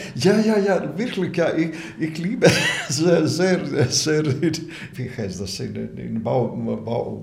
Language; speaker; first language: German; non-native, learner; Latvian